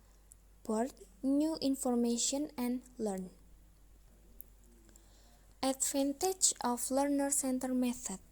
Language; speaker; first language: English; non-native, learner; Indonesian